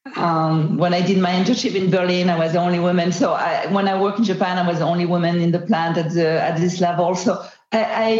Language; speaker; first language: English; non-native, fluent; French